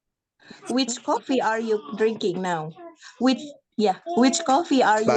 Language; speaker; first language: English; non-native, learner; Indonesian